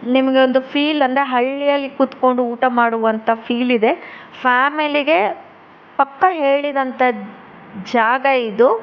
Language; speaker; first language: Kannada; non-native, local second language; Tulu